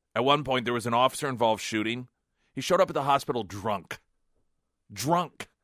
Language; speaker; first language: English; native; English